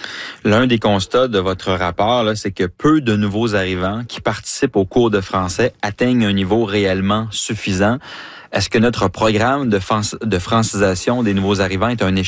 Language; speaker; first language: French; native; French